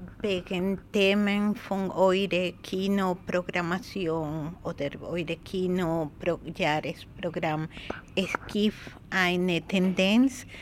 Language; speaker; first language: German; non-native, learner; Spanish